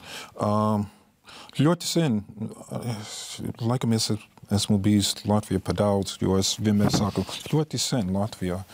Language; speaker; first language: Latvian; non-native, fluent; English